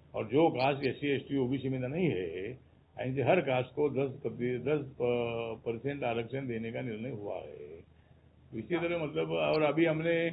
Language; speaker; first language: Hindi; non-native, local second language; Marathi